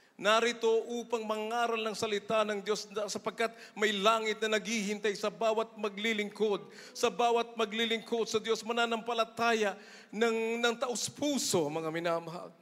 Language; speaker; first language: Filipino; native; Filipino